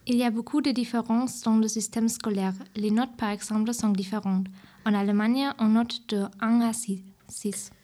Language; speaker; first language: French; non-native, fluent; German